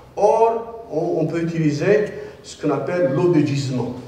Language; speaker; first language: French; non-native, local second language; Arabic